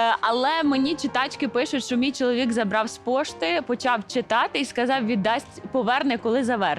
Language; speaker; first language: Ukrainian; native; Ukrainian